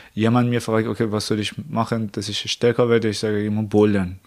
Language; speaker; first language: German; non-native, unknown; Persian